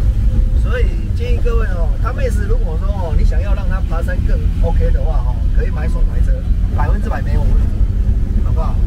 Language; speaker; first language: Chinese; native; Chinese